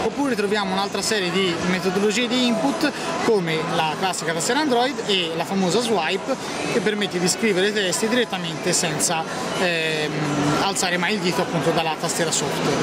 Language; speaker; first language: Italian; native; Italian